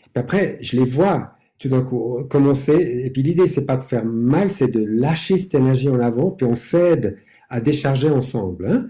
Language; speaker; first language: French; non-native, fluent; English